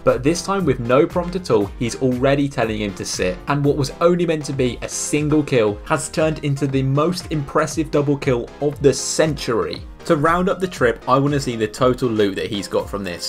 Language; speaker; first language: English; native; English